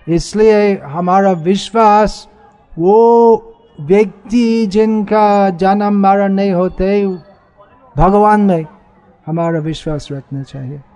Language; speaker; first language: Hindi; non-native, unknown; English